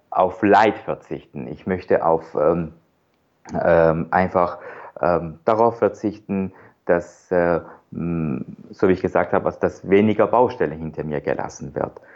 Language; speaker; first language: German; non-native, fluent; Persian